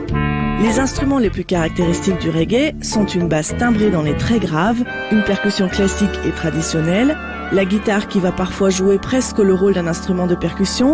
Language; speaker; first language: French; native; French